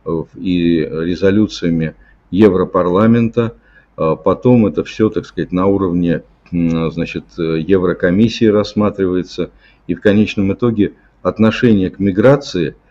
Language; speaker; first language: Russian; native; Russian